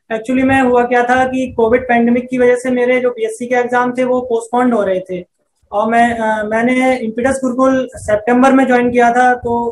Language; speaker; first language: Hindi; native; Hindi